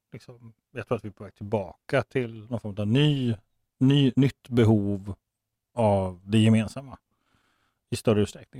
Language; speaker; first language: Swedish; native; Swedish